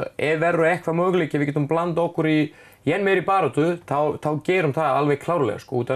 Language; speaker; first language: Icelandic; non-native, fluent; Serbian